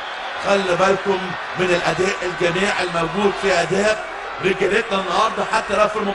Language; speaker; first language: Arabic; native; Arabic